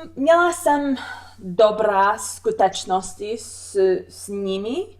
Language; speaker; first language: Czech; non-native, learner; English